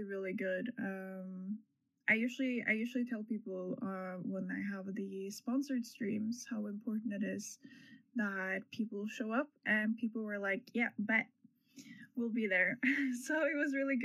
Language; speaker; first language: English; non-native, fluent; Norwegian